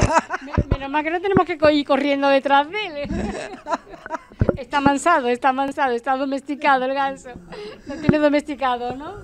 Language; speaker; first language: Spanish; native; Spanish